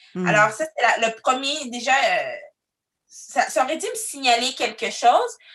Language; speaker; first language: French; early bilingual, other home language; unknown